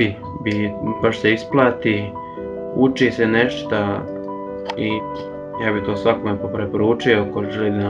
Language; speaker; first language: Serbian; early bilingual, heritage; Serbian